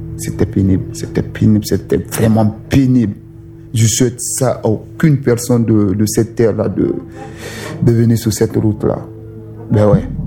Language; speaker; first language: French; non-native, local second language; Susu